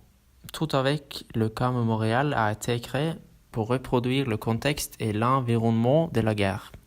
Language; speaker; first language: French; non-native, learner; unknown